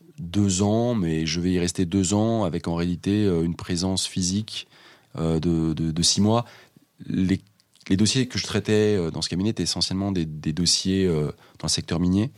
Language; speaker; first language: French; native; French